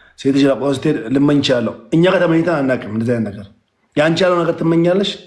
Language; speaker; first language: Amharic; non-native, local second language; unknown